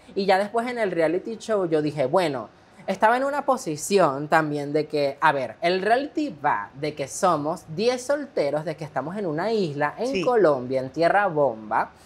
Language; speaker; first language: Spanish; native; Spanish